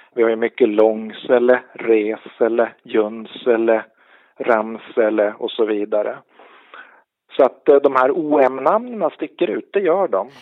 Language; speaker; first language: Swedish; native; Swedish